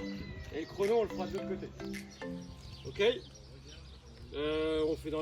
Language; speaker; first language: French; native; French